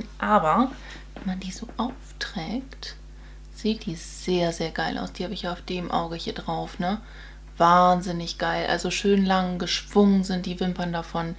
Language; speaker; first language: German; native; German